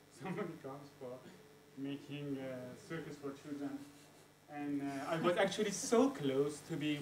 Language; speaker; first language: English; non-native, fluent; Persian